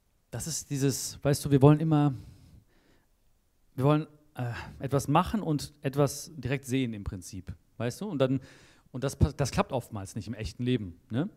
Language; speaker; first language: German; native; German